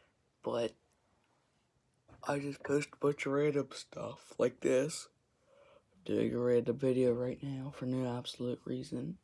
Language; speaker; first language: English; native; English